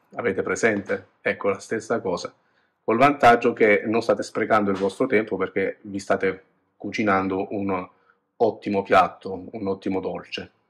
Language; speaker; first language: Italian; native; Italian